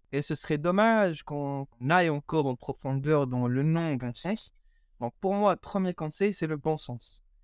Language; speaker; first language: French; non-native, local second language; Arabic